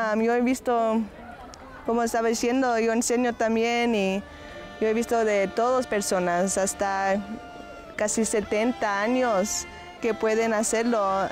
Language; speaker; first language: Spanish; early bilingual, heritage; Spanish